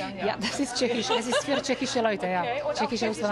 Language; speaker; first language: German; non-native, learner; Czech